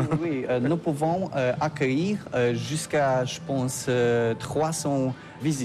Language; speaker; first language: French; non-native, learner; Polish